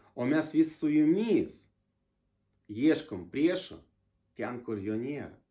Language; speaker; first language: Lithuanian; non-native, local second language; Russian